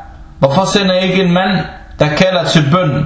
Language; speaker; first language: Danish; non-native, local second language; Arabic